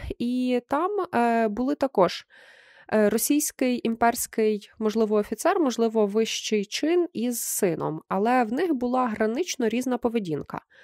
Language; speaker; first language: Ukrainian; native; Ukrainian